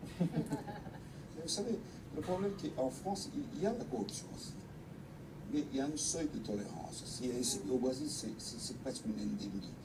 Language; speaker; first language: French; non-native, fluent; Portuguese